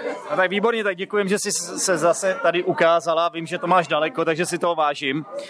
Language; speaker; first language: Czech; native; Czech